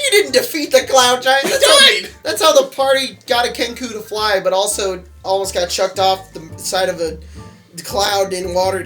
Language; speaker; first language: English; native; English